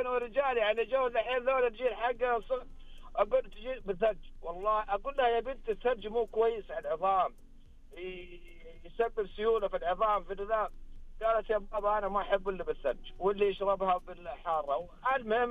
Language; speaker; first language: Arabic; native; Arabic